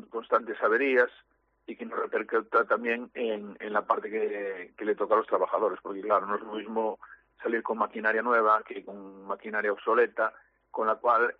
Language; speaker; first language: Spanish; native; Spanish